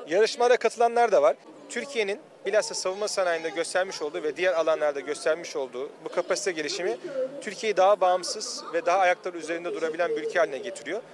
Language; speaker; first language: Turkish; native; Turkish